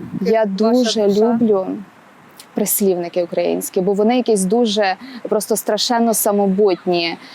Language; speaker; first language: Ukrainian; native; Ukrainian